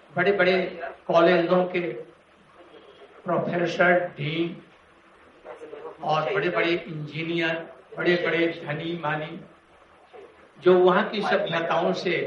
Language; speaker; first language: Hindi; native; Hindi